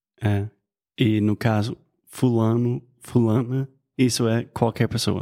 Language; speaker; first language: Portuguese; non-native, fluent; English